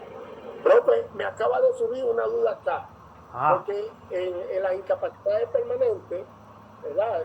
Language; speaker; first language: Spanish; native; Spanish